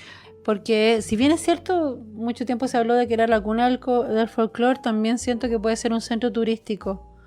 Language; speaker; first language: Spanish; native; Spanish